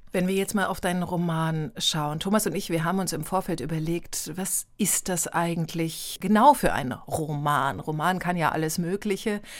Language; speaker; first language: German; native; German